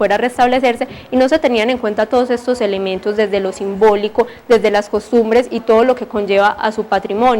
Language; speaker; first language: Spanish; native; Spanish